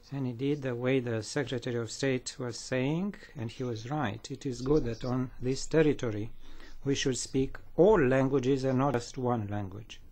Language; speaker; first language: English; non-native, fluent; Romanian